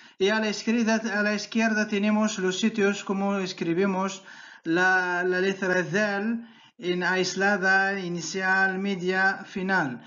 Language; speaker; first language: Spanish; non-native, fluent; Arabic